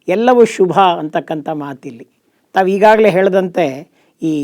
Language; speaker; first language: Kannada; native; Kannada